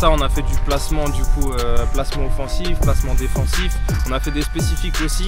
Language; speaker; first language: French; native; French